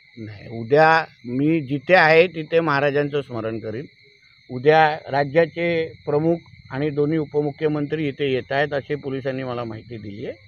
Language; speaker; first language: Marathi; native; Marathi